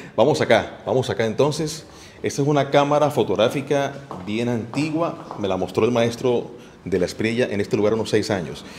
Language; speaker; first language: Spanish; native; Spanish